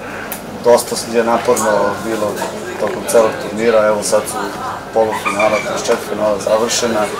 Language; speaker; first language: Serbian; native; Serbian